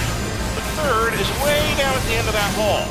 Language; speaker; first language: English; native; English